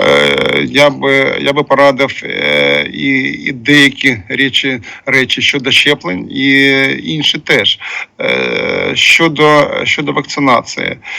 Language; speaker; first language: Ukrainian; non-native, local second language; Russian